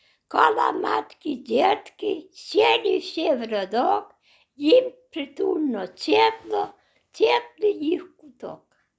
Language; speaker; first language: Polish; non-native, local second language; Belarusian